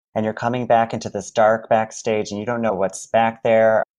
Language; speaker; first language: English; native; English